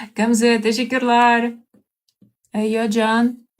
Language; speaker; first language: Turkish; non-native, learner; Russian